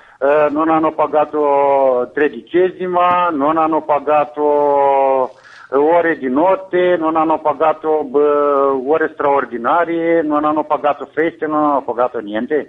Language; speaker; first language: Italian; non-native, fluent; Romanian